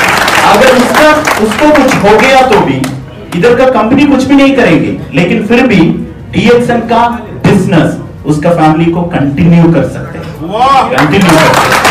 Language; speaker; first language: Hindi; non-native, fluent; Bangla